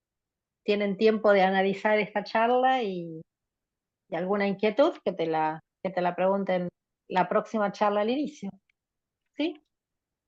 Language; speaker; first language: Spanish; native; Spanish